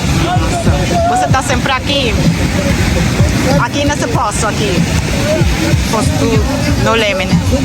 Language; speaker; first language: Portuguese; non-native, fluent; English